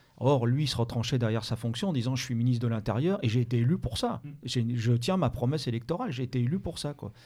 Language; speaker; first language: French; native; French